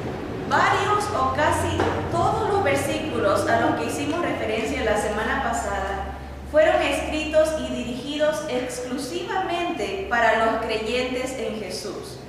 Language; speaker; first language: Spanish; native; Spanish